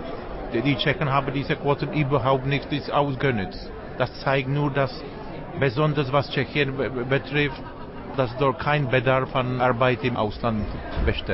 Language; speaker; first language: German; non-native, fluent; Czech